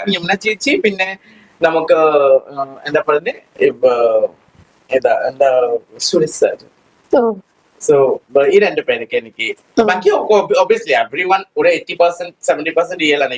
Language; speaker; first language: Malayalam; non-native, local second language; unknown